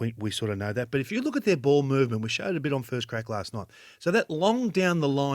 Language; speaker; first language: English; native; English